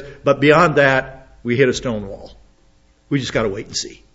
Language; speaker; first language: English; native; English